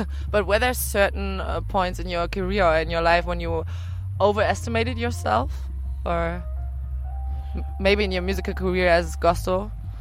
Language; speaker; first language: English; non-native, fluent; German